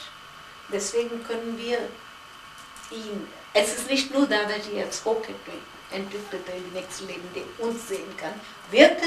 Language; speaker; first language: German; non-native, fluent; Gujarati